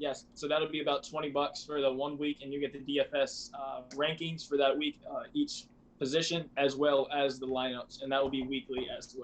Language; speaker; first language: English; native; English